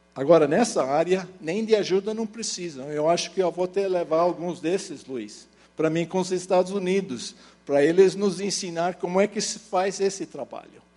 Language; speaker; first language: Portuguese; early bilingual, other home language; English